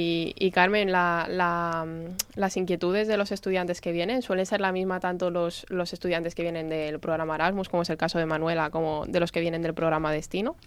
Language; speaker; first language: Spanish; native; Spanish